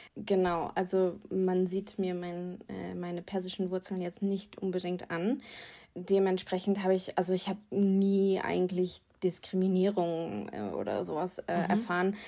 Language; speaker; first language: German; native; German